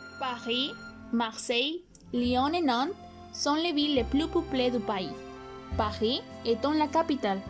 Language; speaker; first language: French; non-native, learner; Spanish